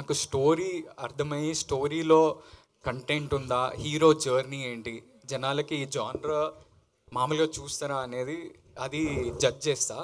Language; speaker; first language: Telugu; native; Telugu